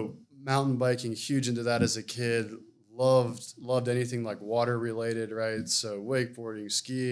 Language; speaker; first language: English; native; English